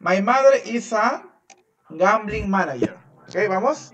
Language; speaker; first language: English; non-native, fluent; Spanish